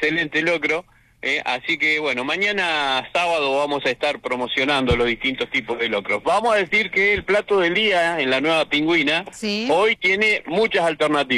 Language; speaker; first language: Spanish; native; Spanish